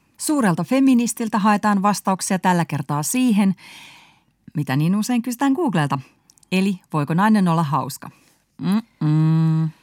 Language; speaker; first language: Finnish; native; Finnish